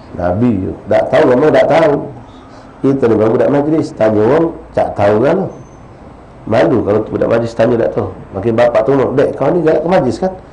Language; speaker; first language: Malay; native; Malay